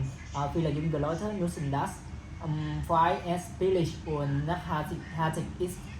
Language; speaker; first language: German; non-native, learner; Vietnamese